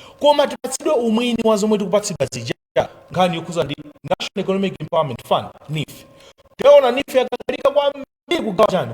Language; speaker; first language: Nyanja; native; Nyanja